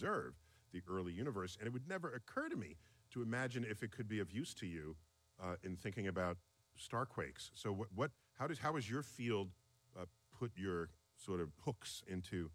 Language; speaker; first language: English; native; English